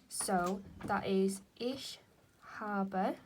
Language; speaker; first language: German; non-native, fluent; English